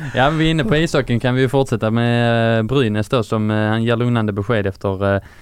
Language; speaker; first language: Swedish; native; Swedish